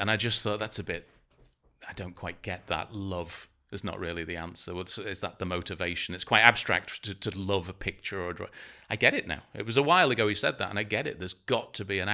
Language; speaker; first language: English; native; English